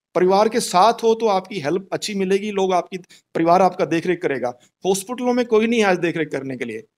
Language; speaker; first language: Hindi; native; Hindi